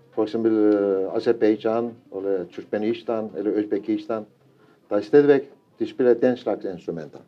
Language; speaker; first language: Danish; non-native, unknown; Turkish